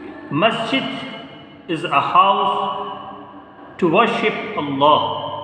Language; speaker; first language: English; non-native, local second language; Urdu